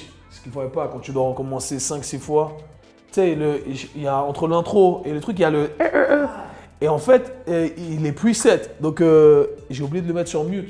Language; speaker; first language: French; native; French